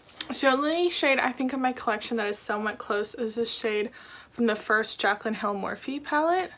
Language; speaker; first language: English; native; English